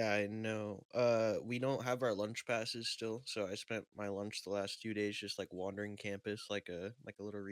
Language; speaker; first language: English; native; English